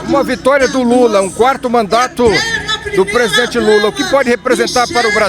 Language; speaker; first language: Portuguese; native; Portuguese